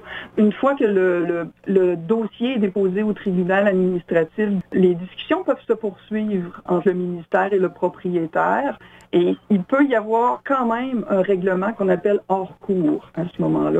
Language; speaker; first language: French; native; French